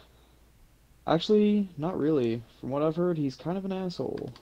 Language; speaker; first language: English; native; English